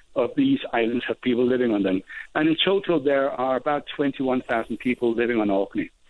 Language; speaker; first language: English; non-native, fluent; Danish